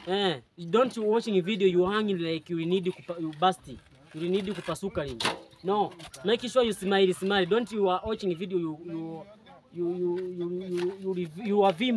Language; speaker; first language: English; non-native, learner; Swahili